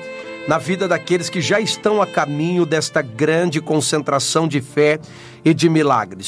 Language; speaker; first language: Portuguese; native; Portuguese